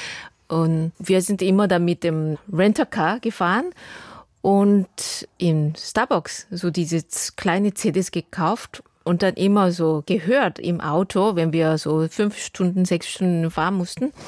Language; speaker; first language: German; non-native, fluent; Korean